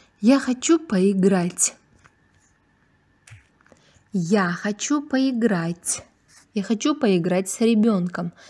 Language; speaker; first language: Russian; non-native, fluent; Uzbek